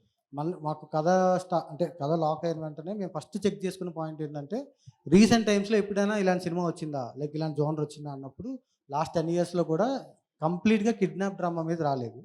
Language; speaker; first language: Telugu; native; Telugu